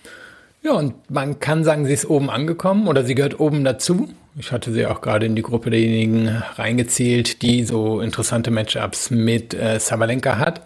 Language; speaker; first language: German; native; German